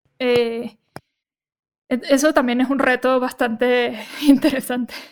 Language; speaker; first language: Spanish; native; Spanish